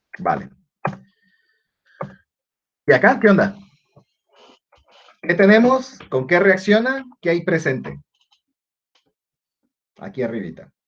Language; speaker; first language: Spanish; native; Spanish